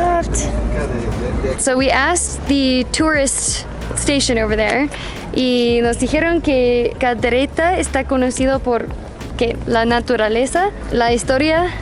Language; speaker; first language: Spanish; non-native, fluent; English